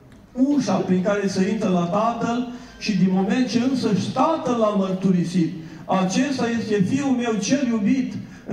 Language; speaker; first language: Romanian; native; Romanian